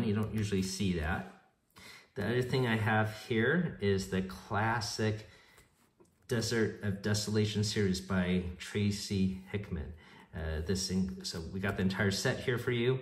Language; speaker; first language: English; native; English